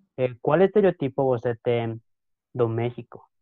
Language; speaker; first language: Portuguese; non-native, learner; Spanish